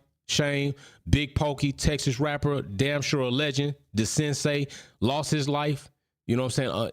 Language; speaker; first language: English; native; English